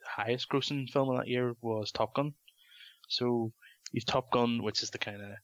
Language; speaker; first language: English; native; English